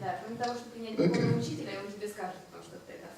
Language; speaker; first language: Russian; native; Russian